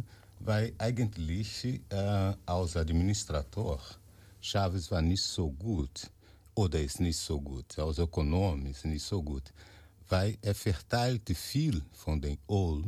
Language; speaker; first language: German; non-native, learner; Portuguese